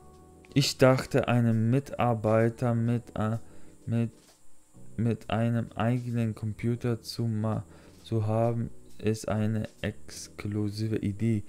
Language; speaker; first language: German; non-native, learner; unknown